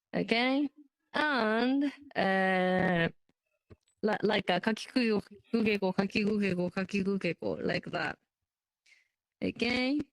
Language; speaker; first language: English; non-native, learner; Japanese